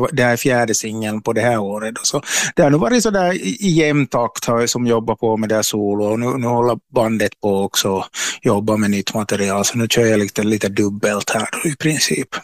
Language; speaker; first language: Swedish; native; Swedish